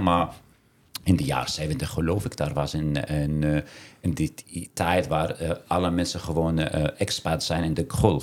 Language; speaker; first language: Dutch; non-native, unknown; Arabic